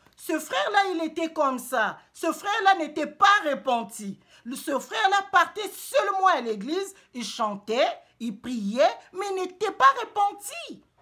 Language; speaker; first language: French; non-native, local second language; Lingala